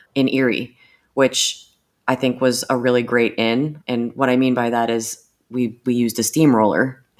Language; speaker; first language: English; native; English